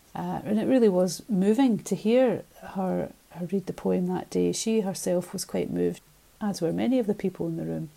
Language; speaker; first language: English; native; English